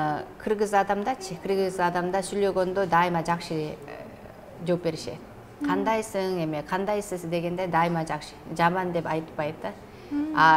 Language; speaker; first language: Kyrgyz; non-native, learner; Korean